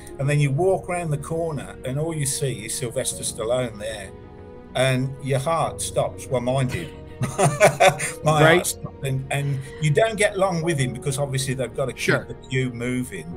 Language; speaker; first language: English; native; English